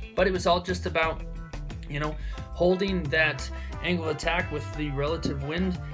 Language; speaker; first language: English; native; English